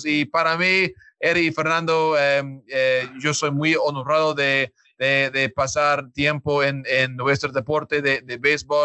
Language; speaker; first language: Spanish; non-native, learner; English